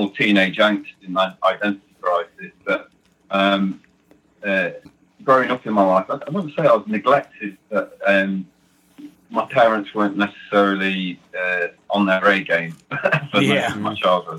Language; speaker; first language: English; native; English